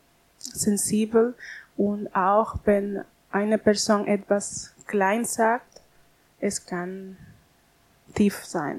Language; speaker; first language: German; non-native, learner; Spanish